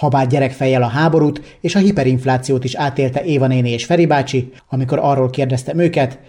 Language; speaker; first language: Hungarian; native; Hungarian